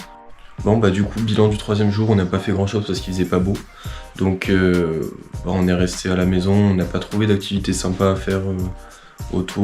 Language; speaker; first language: French; native; French